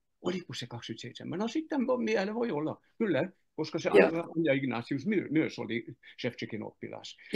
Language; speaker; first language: Finnish; non-native, fluent; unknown